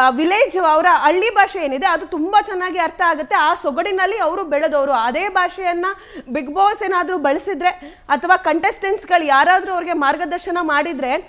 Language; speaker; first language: Kannada; native; Kannada